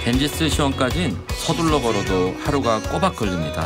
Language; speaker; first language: Korean; native; Korean